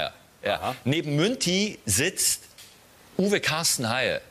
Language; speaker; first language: German; native; German